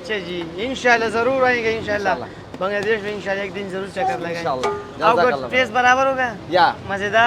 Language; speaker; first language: Hindi; non-native, local second language; Pashto